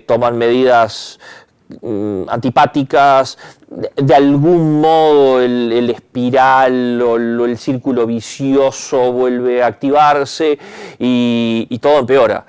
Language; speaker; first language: Spanish; native; Spanish